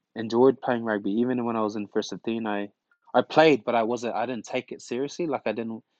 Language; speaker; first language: English; early bilingual, other home language; Tongan